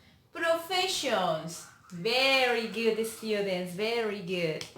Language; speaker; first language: English; non-native, learner; Spanish